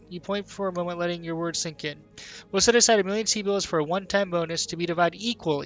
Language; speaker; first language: English; native; English